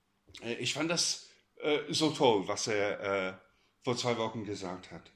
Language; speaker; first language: German; non-native, fluent; English